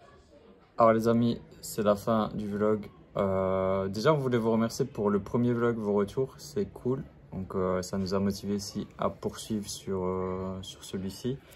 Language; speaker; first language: French; native; French